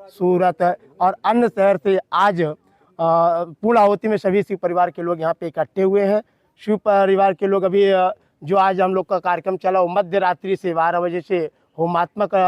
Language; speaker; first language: Hindi; non-native, local second language; Gujarati